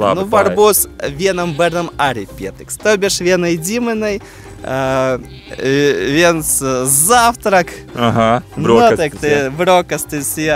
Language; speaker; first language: Latvian; non-native, local second language; Russian